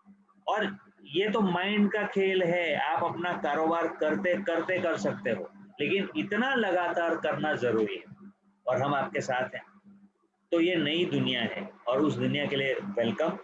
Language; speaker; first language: Hindi; native; Hindi